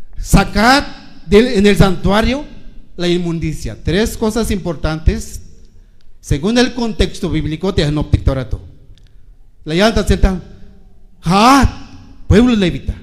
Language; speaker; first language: Spanish; non-native, local second language; Tzeltal